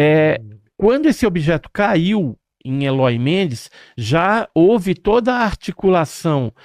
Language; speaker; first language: Portuguese; native; Portuguese